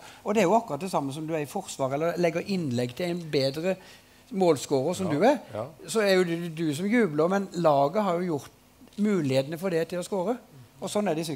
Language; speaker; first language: Norwegian; native; Norwegian